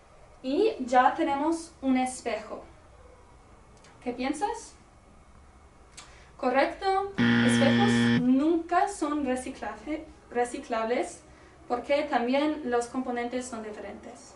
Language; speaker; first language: Spanish; non-native, learner; English